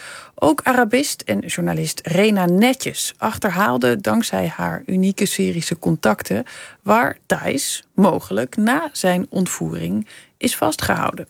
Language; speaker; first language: Dutch; native; Dutch